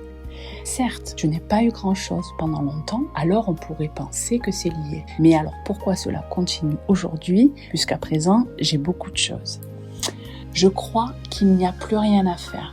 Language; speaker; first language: French; native; French